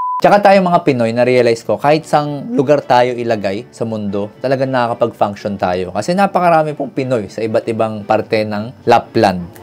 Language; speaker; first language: Filipino; native; Filipino